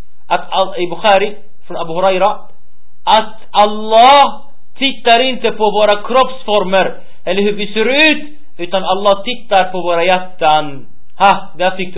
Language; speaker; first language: Swedish; early bilingual, other home language; Arabic